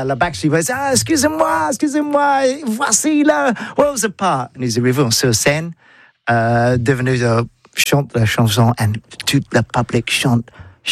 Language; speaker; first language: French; non-native, learner; English